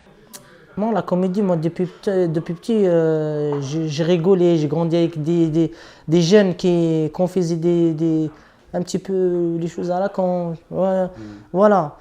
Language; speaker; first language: French; non-native, local second language; Arabic